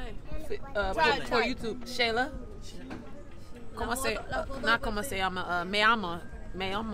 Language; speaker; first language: Spanish; non-native, learner; English